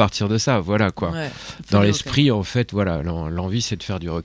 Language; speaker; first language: French; native; French